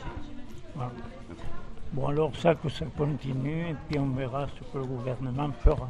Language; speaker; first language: French; native; French